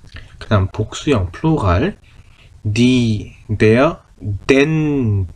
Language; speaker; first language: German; non-native, fluent; Korean